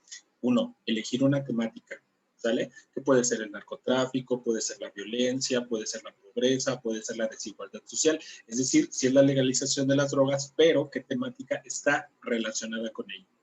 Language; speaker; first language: Spanish; native; Spanish